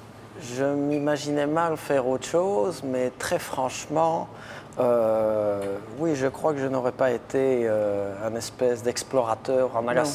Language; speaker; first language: French; native; French